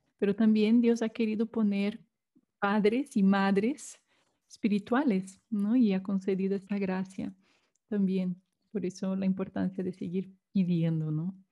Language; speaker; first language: Spanish; non-native, fluent; Portuguese